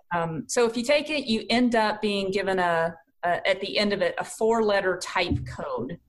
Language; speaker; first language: English; native; English